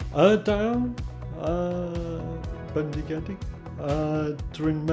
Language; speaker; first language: Welsh; non-native, learner; English